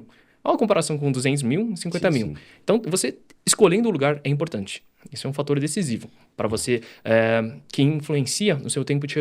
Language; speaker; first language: Portuguese; early bilingual, other home language; Chinese